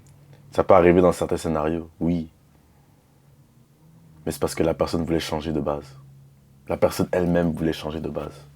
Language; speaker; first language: French; native; French